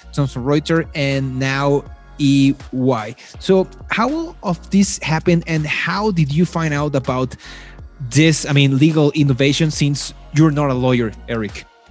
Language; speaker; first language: English; non-native, fluent; Spanish